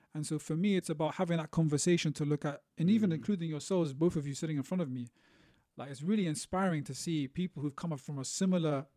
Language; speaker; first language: English; native; English